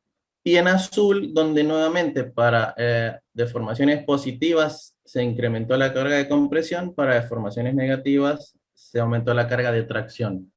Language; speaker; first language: Spanish; native; Spanish